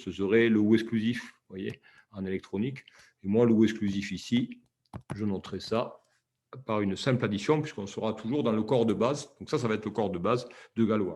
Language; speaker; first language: French; native; French